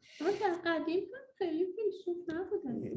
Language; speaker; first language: Persian; early bilingual, heritage; Persian